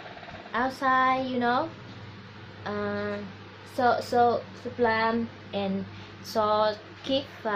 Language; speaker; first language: English; non-native, learner; Vietnamese